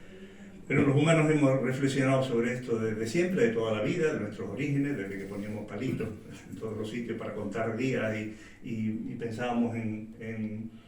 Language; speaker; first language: Spanish; native; Spanish